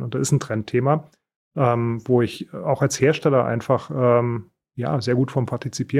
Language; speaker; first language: German; native; German